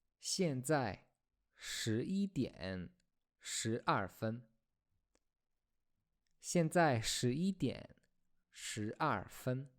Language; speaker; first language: Chinese; non-native, fluent; Polish